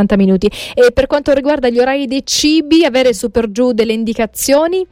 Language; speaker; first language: Italian; native; Italian